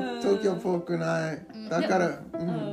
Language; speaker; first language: Japanese; non-native, learner; English